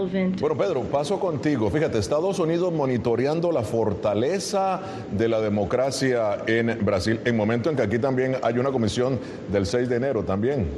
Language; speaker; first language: Spanish; native; Spanish